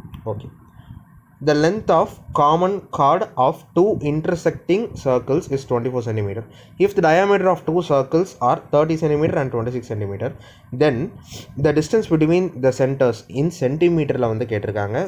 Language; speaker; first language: English; non-native, local second language; Tamil